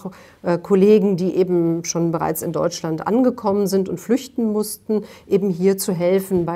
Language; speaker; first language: German; native; German